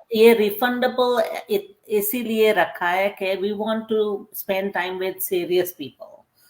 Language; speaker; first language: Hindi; non-native, local second language; Gujarati